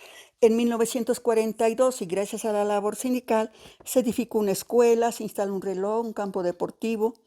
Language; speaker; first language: Spanish; native; Spanish